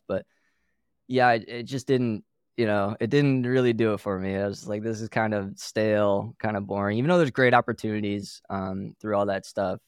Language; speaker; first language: English; native; English